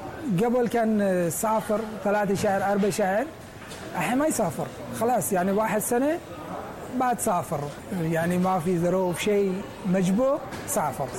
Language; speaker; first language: Arabic; non-native, learner; Persian